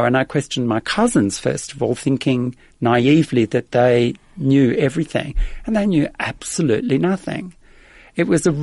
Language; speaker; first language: English; early bilingual, other home language; Dutch